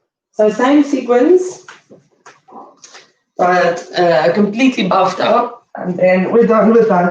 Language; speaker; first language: English; native; English